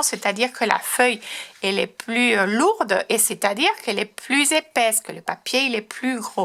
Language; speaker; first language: French; non-native, fluent; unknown